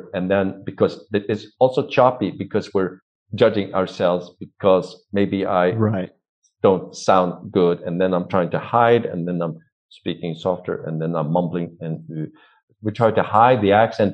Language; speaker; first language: English; non-native, fluent; Swedish